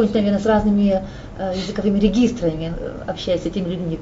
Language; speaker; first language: Russian; native; Russian